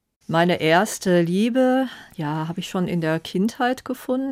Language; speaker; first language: German; native; German